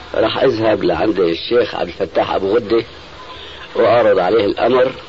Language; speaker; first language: Arabic; native; Arabic